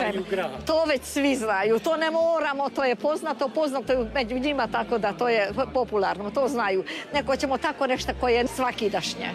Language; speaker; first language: Croatian; early bilingual, heritage; Croatian